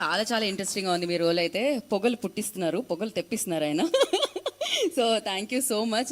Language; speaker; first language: Telugu; native; Telugu